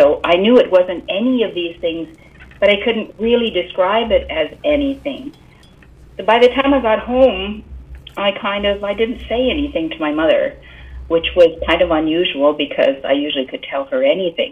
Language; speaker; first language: English; native; English